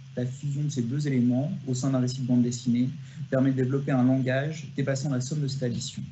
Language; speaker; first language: French; native; French